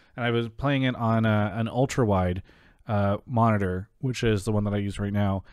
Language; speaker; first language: English; native; English